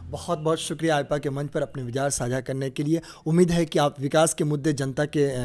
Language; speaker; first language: Hindi; native; Hindi